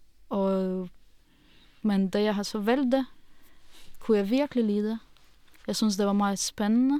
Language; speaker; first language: Danish; non-native, fluent; Russian